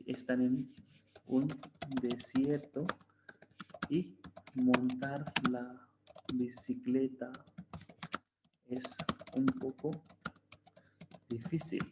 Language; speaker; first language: Spanish; non-native, fluent; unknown